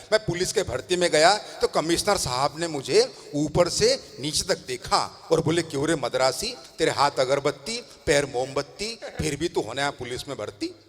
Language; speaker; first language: Hindi; non-native, local second language; Tamil